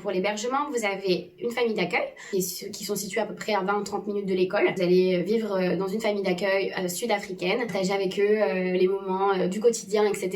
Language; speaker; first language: French; native; French